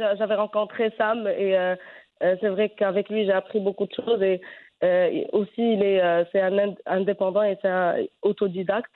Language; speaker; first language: French; non-native, local second language; Arabic